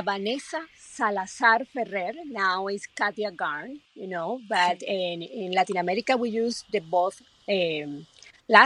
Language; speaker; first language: English; non-native, fluent; Spanish